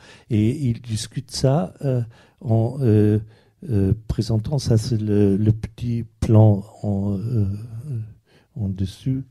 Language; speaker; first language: French; non-native, fluent; German